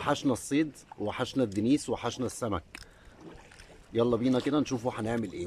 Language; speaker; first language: Arabic; native; Arabic